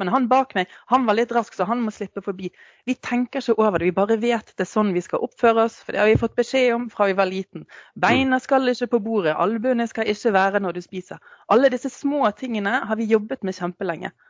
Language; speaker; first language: Norwegian; native; Norwegian